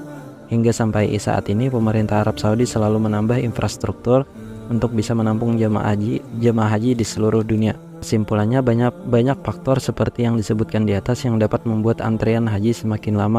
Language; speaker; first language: Indonesian; native; Indonesian